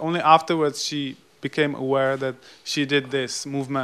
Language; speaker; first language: English; non-native, fluent; Czech